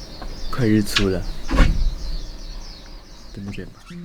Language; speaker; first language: Chinese; native; Chinese